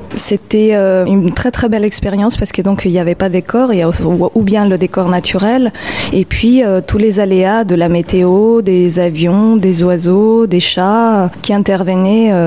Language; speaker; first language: French; non-native, fluent; Spanish